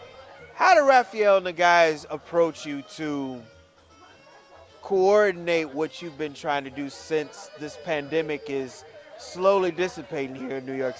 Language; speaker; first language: English; native; English